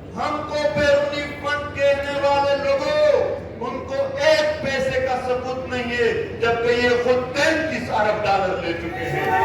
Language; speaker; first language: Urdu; non-native, local second language; Pashto